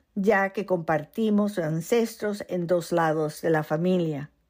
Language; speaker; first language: Spanish; early bilingual, heritage; Spanish